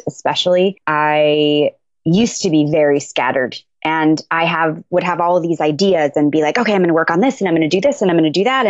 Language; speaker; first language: English; native; English